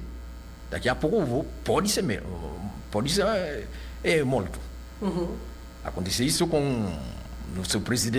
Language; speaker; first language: Portuguese; non-native, local second language; Haitian Creole